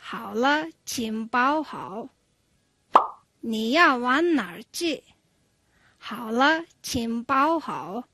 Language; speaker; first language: Chinese; non-native, fluent; Mongolian